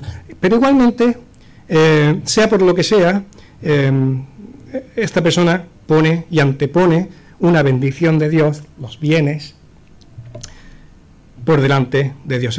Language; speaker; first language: Spanish; native; Spanish